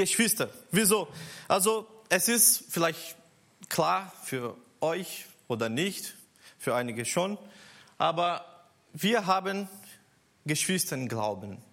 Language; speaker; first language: German; non-native, learner; Portuguese